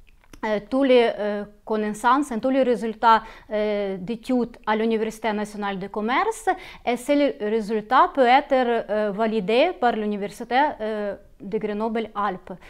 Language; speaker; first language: French; non-native, local second language; Ukrainian